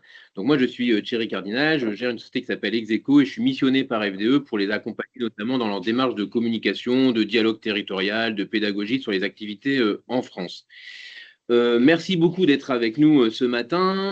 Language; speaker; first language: French; native; French